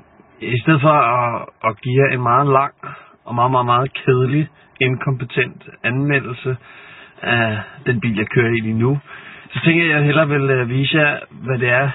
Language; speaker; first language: Danish; native; Danish